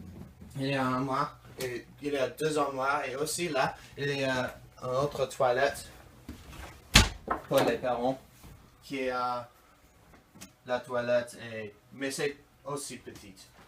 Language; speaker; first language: French; non-native, learner; English